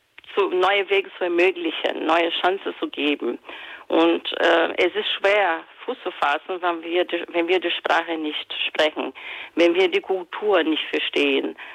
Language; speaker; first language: German; non-native, fluent; Portuguese